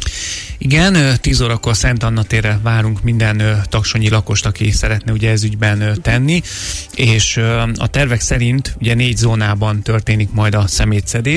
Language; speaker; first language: Hungarian; native; Hungarian